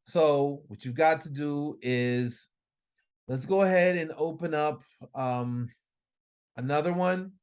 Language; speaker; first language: English; native; English